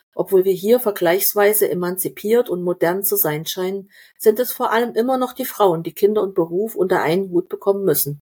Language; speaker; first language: German; native; German